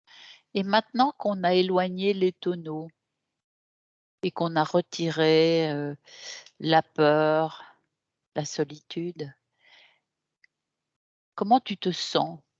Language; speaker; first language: French; native; French